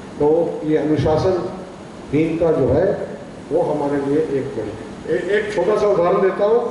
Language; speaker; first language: Hindi; non-native, local second language; Punjabi